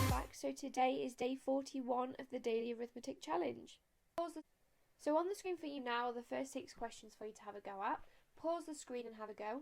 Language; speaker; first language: English; native; English